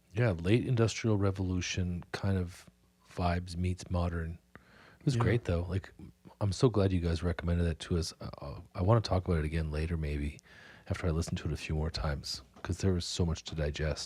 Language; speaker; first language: English; native; English